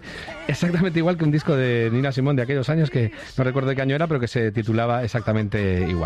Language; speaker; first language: Spanish; native; Spanish